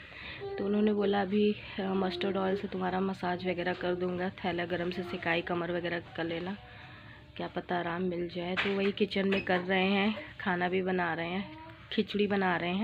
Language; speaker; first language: Hindi; native; Hindi